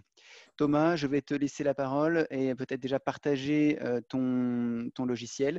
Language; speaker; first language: French; native; French